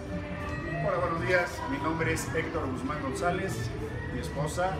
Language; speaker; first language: Spanish; native; Spanish